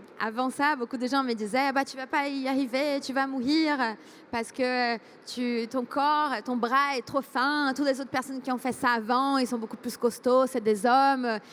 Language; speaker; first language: French; non-native, fluent; Portuguese